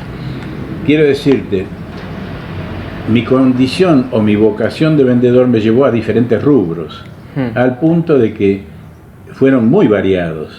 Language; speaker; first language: Spanish; native; Spanish